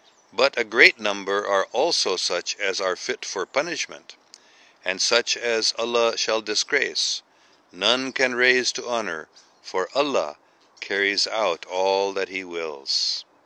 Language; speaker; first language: English; native; English